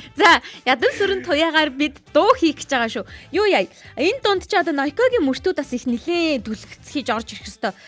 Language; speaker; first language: Mongolian; native; Mongolian